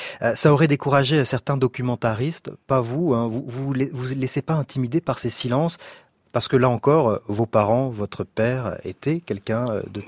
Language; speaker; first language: French; native; French